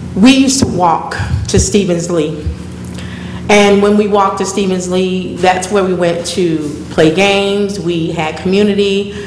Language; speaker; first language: English; native; English